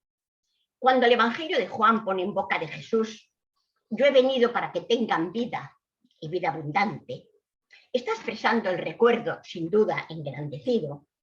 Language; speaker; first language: Spanish; native; Spanish